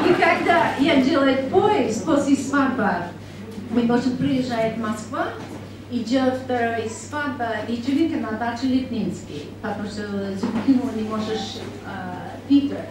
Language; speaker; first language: Russian; non-native, learner; English